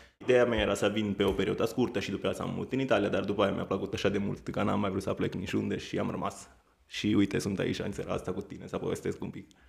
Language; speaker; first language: Romanian; non-native, fluent; Italian